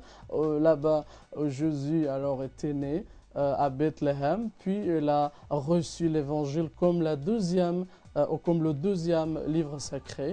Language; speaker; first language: French; non-native, fluent; Arabic